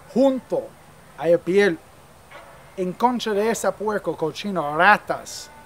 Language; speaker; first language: Spanish; non-native, fluent; English